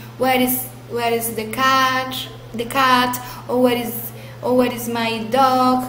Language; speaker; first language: English; non-native, fluent; Spanish